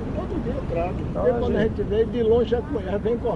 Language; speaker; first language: Portuguese; native; Portuguese